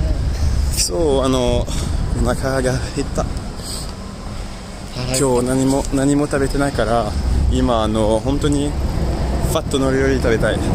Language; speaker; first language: Japanese; non-native, fluent; French